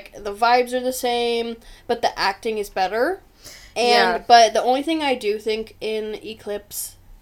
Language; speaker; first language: English; native; English